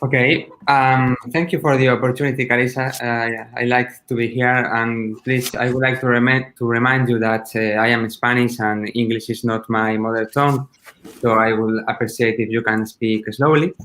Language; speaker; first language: English; non-native, learner; Spanish